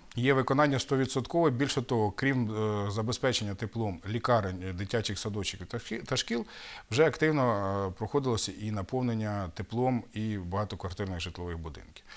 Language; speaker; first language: Ukrainian; native; Ukrainian